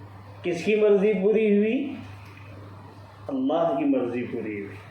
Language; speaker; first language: Urdu; native; Urdu